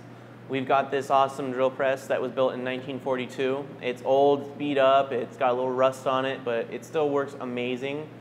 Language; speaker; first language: English; native; English